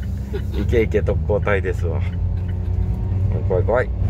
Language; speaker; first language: Japanese; native; Japanese